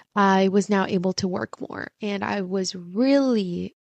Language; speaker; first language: English; early bilingual, other home language; Spanish